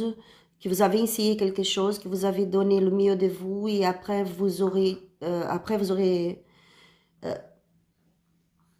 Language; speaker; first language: French; non-native, learner; Spanish